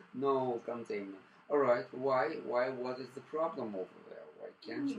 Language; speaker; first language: English; non-native, fluent; Russian